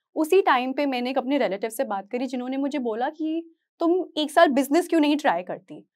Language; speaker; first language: Hindi; native; Hindi